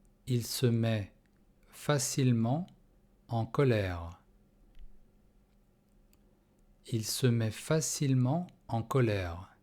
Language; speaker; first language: French; non-native, fluent; Russian